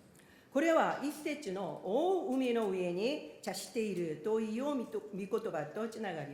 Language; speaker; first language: Japanese; non-native, fluent; Korean